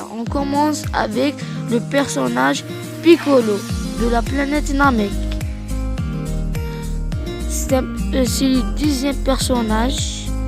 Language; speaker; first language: French; non-native, learner; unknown